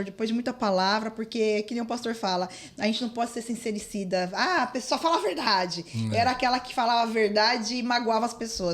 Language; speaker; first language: Portuguese; native; Portuguese